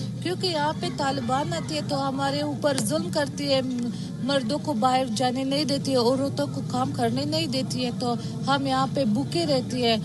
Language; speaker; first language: Hindi; non-native, fluent; Persian